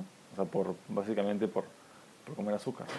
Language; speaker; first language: Spanish; native; Spanish